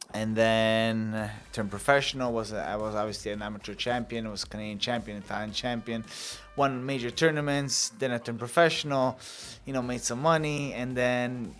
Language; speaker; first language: English; early bilingual, other home language; Italian